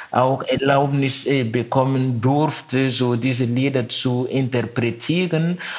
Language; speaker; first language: German; non-native, fluent; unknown